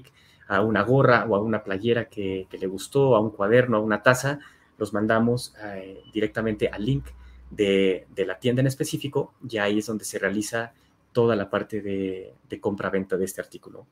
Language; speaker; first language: Spanish; native; Spanish